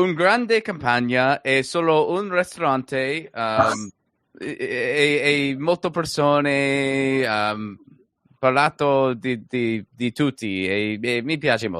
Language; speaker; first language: Italian; non-native, learner; English